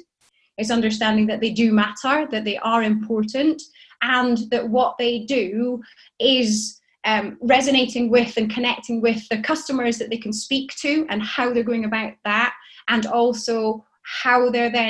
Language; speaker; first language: English; native; English